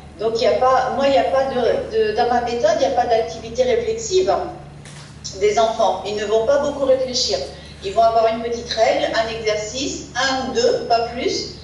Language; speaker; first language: French; native; French